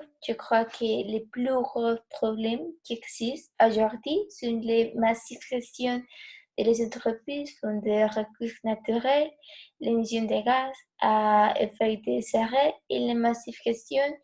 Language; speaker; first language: French; non-native, learner; Spanish